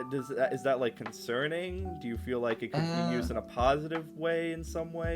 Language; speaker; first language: English; native; English